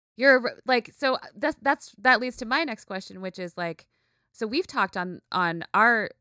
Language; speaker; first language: English; native; English